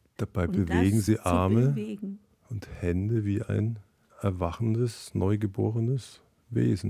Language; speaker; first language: German; native; German